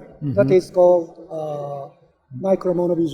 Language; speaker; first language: English; non-native, learner; Japanese